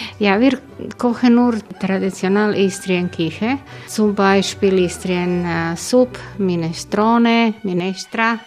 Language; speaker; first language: German; non-native, learner; Croatian